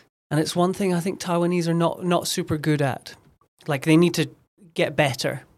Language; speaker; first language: English; native; English